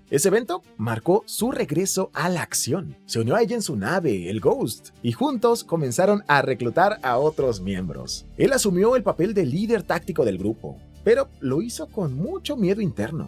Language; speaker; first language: Spanish; native; Spanish